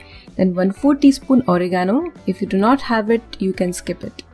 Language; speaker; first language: English; non-native, local second language; Hindi